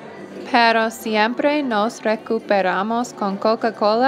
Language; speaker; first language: Spanish; non-native, fluent; English